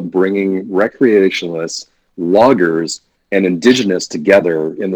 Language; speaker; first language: English; native; English